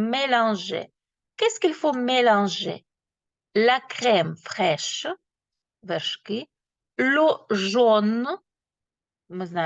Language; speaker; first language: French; non-native, fluent; Ukrainian